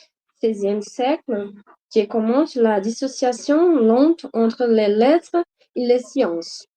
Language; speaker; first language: French; non-native, learner; Portuguese